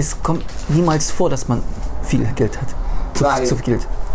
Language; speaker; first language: German; non-native, fluent; Russian